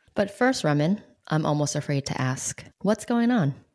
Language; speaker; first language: English; native; English